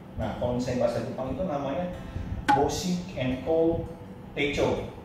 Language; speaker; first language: Indonesian; native; Indonesian